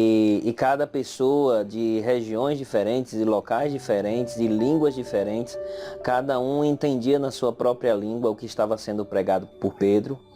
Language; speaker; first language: Portuguese; native; Portuguese